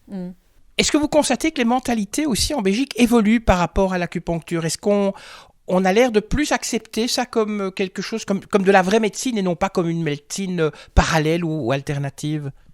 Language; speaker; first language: French; native; French